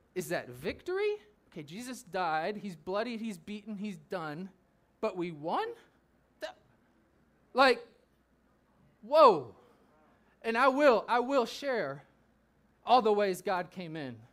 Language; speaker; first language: English; native; English